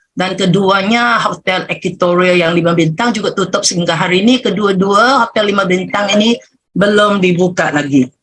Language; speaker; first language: Malay; non-native, local second language; Chinese